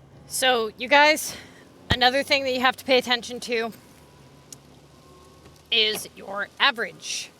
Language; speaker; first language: English; native; English